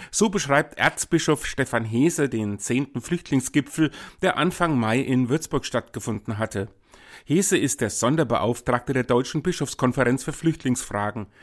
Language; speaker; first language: German; native; German